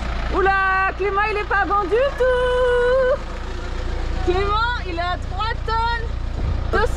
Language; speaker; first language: French; native; French